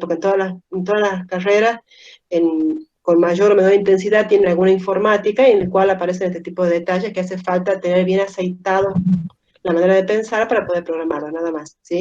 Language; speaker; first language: Spanish; native; Spanish